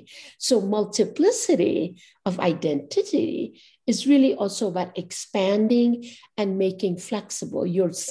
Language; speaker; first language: English; non-native, local second language; Gujarati